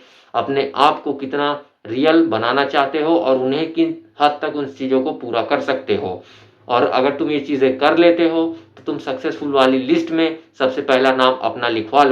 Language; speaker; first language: Hindi; native; Hindi